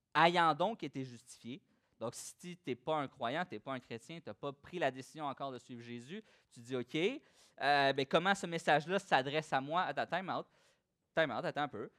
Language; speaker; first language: French; native; French